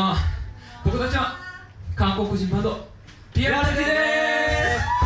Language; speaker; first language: Japanese; non-native, learner; Korean